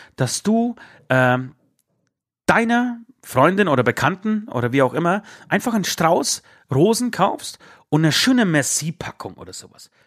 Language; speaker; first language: German; early bilingual, other home language; Polish